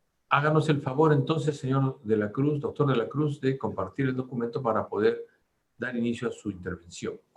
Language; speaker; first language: Spanish; native; Spanish